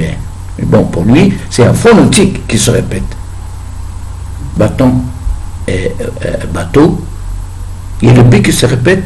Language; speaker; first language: French; non-native, fluent; Arabic